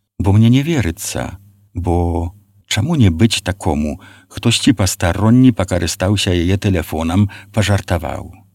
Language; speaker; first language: Belarusian; native; Belarusian